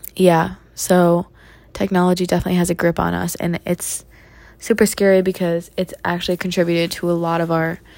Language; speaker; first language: English; native; English